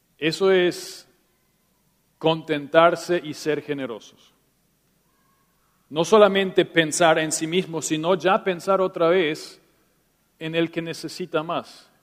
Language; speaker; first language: Spanish; non-native, local second language; German